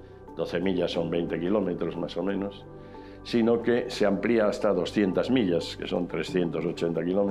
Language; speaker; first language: Spanish; native; Spanish